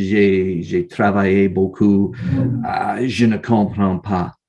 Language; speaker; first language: French; non-native, learner; English